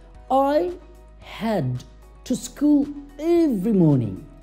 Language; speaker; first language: English; non-native, fluent; Turkish